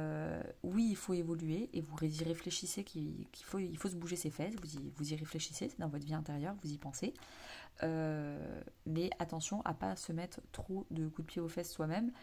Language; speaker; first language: French; native; French